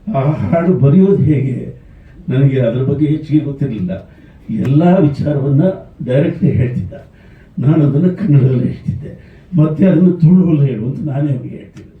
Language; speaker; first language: Kannada; native; Kannada